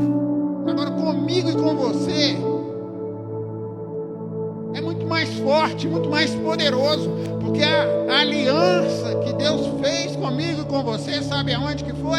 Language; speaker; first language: Portuguese; native; Portuguese